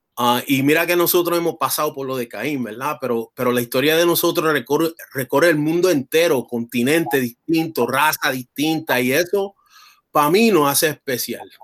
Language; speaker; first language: Spanish; early bilingual, other home language; English